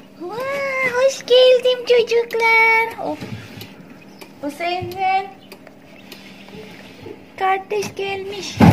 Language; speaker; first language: Turkish; non-native, learner; Indonesian